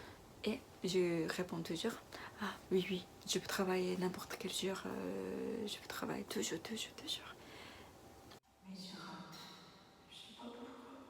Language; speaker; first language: French; non-native, learner; Japanese